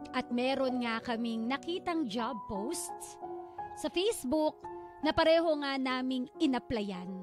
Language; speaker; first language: Filipino; native; Filipino